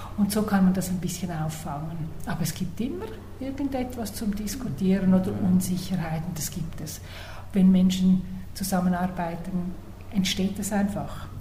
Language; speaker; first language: German; native; German